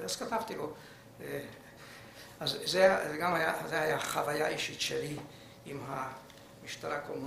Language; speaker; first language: Hebrew; non-native, fluent; Hungarian